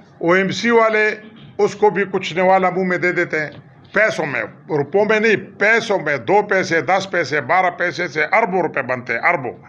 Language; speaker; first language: Urdu; non-native, local second language; Pashto